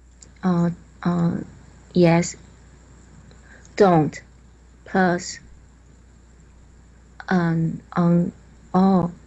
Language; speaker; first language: English; non-native, learner; Chinese